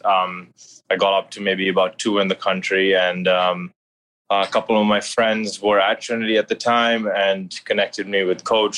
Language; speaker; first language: English; non-native, local second language; Hindi